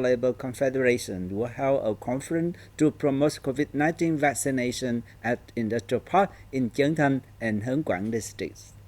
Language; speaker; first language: English; non-native, fluent; Vietnamese